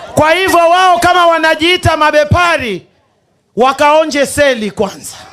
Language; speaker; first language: Swahili; non-native, local second language; Giryama